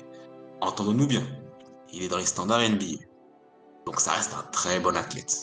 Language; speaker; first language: French; native; French